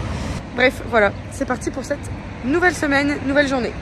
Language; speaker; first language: French; native; French